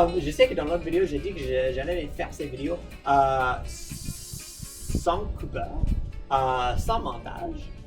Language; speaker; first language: French; non-native, fluent; English